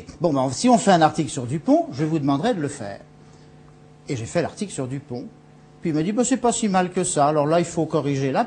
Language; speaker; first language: French; native; French